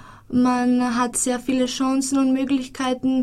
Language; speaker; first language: German; non-native, fluent; Greek